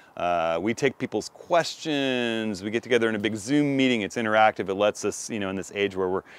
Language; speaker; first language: English; native; English